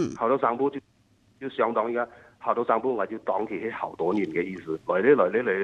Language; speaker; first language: Cantonese; non-native, local second language; Hakka Chinese